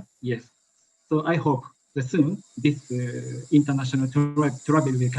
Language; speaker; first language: English; non-native, learner; Japanese